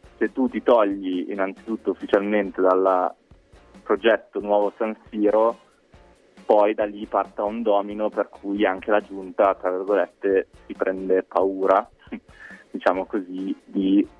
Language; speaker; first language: Italian; native; Italian